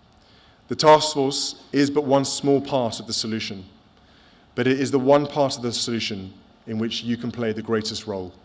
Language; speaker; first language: English; native; English